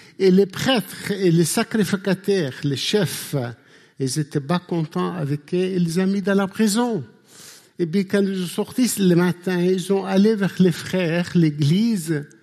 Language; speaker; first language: French; non-native, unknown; Arabic